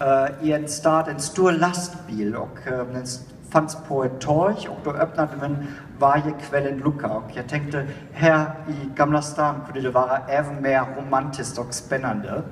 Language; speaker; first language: Swedish; non-native, fluent; German